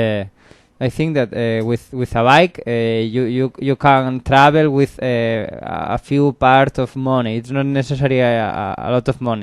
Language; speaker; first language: English; non-native, learner; Spanish